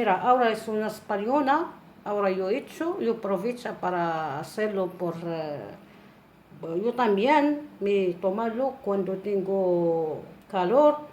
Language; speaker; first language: Spanish; non-native, learner; Arabic